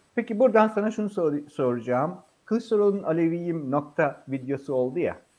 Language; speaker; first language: Turkish; native; Turkish